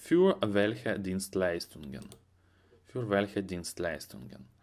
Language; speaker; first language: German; non-native, fluent; Russian